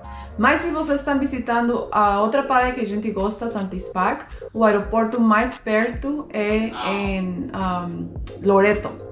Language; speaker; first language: Portuguese; non-native, fluent; Spanish